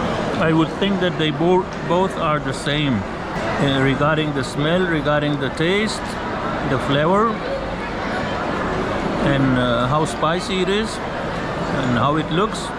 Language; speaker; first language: English; non-native, fluent; Pashto